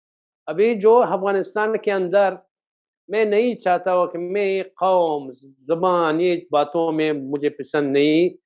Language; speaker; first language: Hindi; non-native, learner; Persian